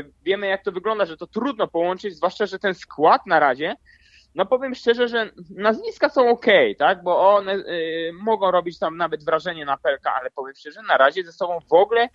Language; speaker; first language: Polish; native; Polish